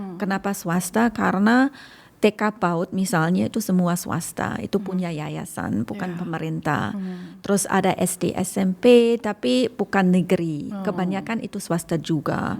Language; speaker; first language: Indonesian; non-native, fluent; German